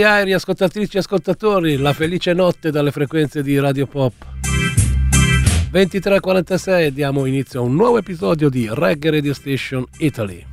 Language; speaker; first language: Italian; native; Italian